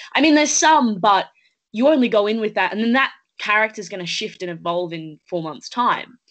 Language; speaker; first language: English; native; English